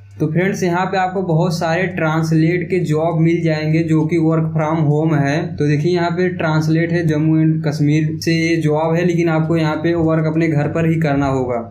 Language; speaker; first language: Hindi; native; Hindi